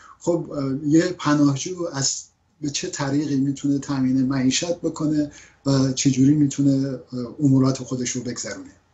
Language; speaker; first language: Persian; native; Persian